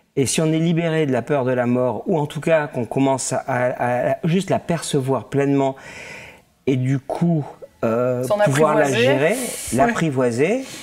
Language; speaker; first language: French; native; French